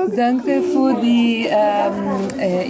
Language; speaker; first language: German; non-native, learner; Italian